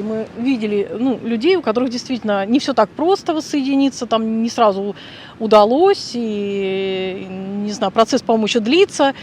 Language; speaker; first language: Russian; native; Russian